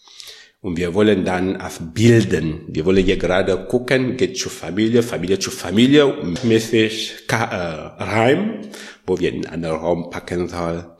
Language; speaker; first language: German; non-native, learner; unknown